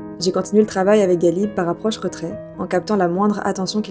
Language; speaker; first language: French; native; French